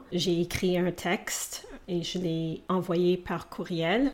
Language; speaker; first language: French; non-native, local second language; English